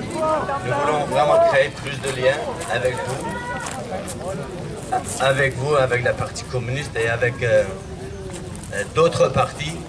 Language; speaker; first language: French; non-native, fluent; Kurdish